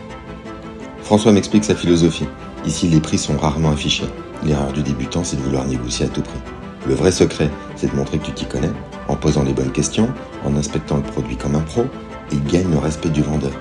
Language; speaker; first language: French; native; French